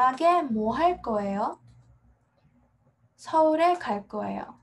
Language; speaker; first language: Korean; non-native, fluent; English